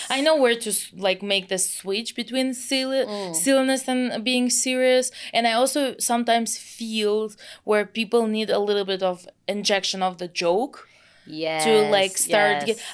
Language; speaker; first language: English; non-native, fluent; Russian